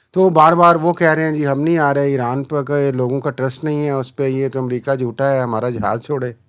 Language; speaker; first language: Urdu; non-native, local second language; Punjabi